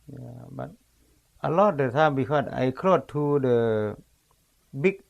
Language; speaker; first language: English; non-native, learner; Lao